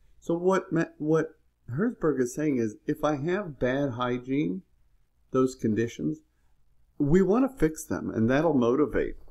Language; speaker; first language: English; native; English